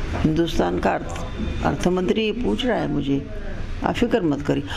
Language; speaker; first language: Hindi; non-native, local second language; Marathi